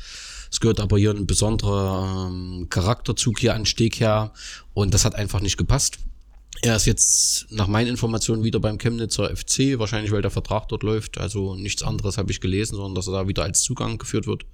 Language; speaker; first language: German; native; German